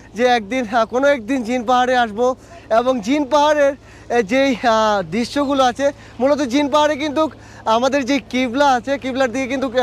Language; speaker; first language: Bangla; native; Bangla